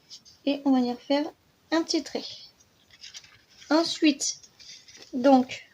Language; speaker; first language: French; native; French